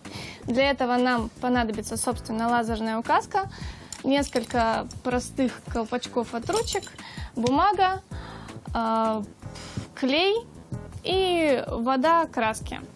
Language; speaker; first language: Russian; native; Russian